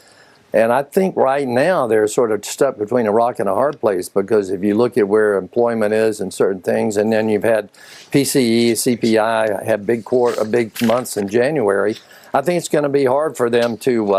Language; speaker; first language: English; native; English